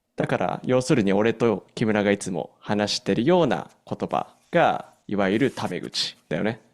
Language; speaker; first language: Japanese; native; Japanese